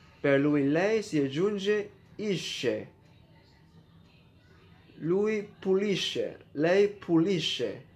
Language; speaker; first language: Italian; non-native, fluent; Vietnamese